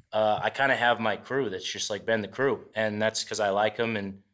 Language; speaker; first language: English; native; English